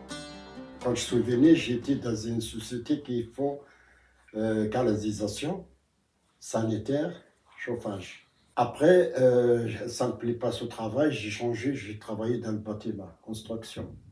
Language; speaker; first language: French; non-native, fluent; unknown